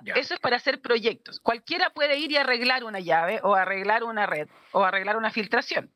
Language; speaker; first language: Spanish; native; Spanish